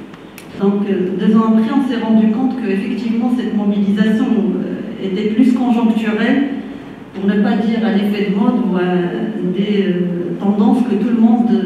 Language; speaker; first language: French; non-native, local second language; Arabic